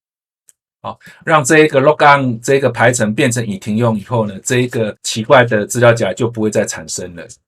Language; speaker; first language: Chinese; native; Chinese